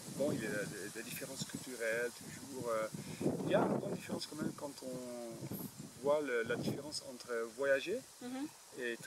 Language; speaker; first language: French; non-native, fluent; Dutch